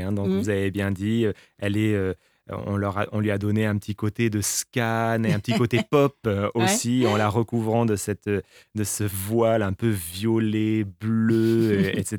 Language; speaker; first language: French; native; French